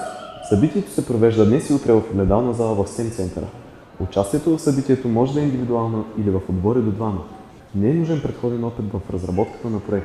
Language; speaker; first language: Bulgarian; native; Bulgarian